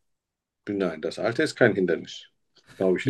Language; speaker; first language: German; native; German